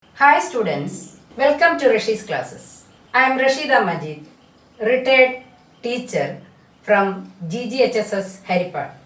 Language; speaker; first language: English; non-native, local second language; Malayalam